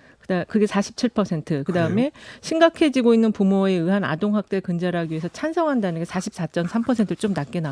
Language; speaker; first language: Korean; native; Korean